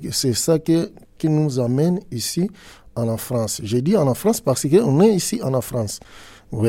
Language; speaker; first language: French; non-native, learner; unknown